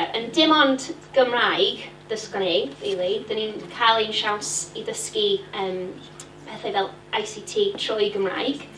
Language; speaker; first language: Welsh; non-native, learner; English